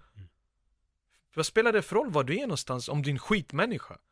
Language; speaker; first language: Swedish; early bilingual, other home language; Bosnian